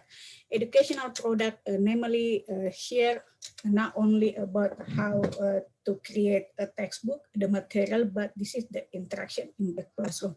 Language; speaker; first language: English; non-native, learner; Indonesian